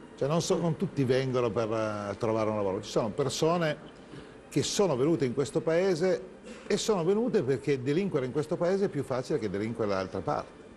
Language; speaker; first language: Italian; native; Italian